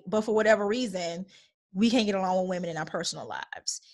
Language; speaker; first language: English; native; English